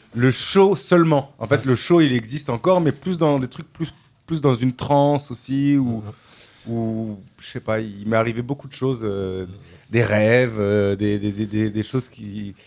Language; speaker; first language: French; native; French